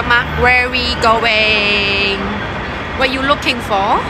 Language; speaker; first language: English; non-native, learner; Chinese